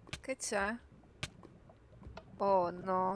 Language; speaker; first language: Italian; native; Italian